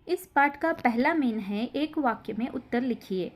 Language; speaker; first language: Hindi; non-native, local second language; Kannada